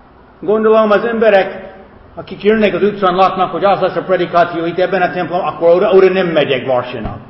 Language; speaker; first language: Hungarian; non-native, fluent; English